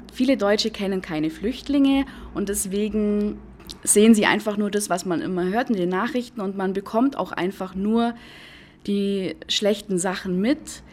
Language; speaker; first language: German; native; German